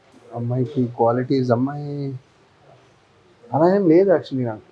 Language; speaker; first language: Telugu; non-native, fluent; Tamil